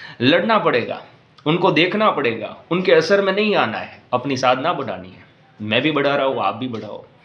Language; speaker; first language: Hindi; non-native, local second language; Gujarati